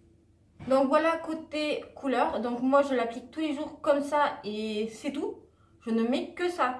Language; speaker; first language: French; native; French